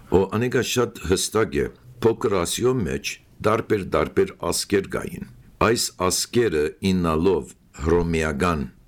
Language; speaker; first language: Armenian; early bilingual, heritage; Armenian